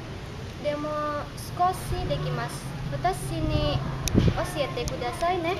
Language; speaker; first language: Japanese; non-native, learner; Indonesian